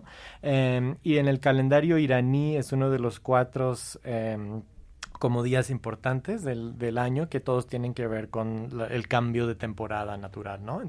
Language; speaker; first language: Spanish; non-native, fluent; English